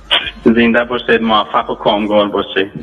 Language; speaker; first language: Persian; native; Persian